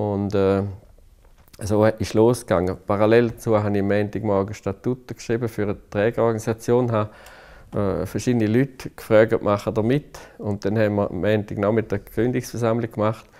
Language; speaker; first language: German; native; German